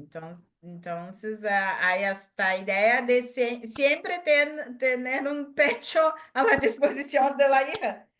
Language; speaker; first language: Spanish; non-native, learner; Portuguese